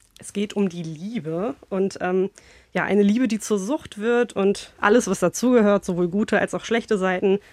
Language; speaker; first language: German; early bilingual, other home language; Bosnian